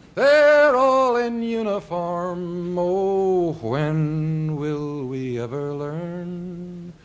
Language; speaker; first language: French; native; French